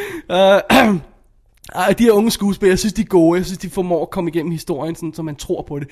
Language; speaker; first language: Danish; native; Danish